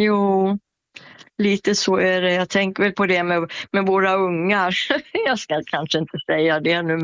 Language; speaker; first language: Swedish; native; Swedish